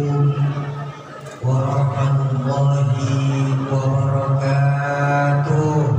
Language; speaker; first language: Indonesian; native; Indonesian